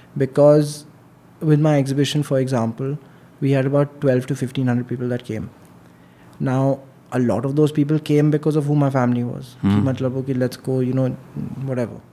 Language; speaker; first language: English; non-native, local second language; Hindi